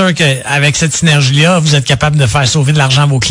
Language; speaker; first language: French; native; French